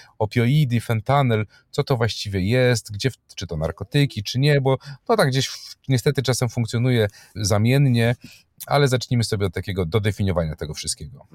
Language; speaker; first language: Polish; native; Polish